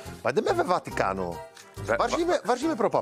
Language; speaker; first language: Czech; non-native, learner; Italian